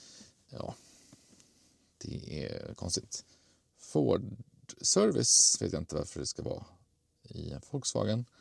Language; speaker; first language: Swedish; native; Swedish